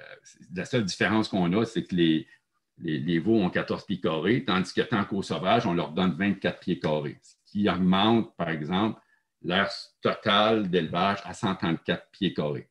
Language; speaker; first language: French; native; French